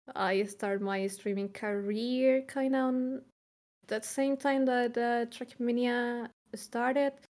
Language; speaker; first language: English; non-native, fluent; Spanish